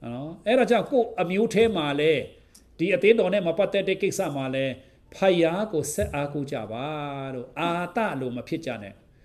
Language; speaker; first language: Burmese; non-native, local second language; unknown